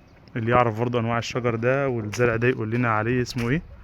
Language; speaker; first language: Arabic; native; Arabic